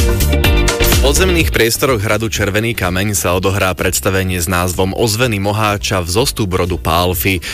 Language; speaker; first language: Slovak; native; Slovak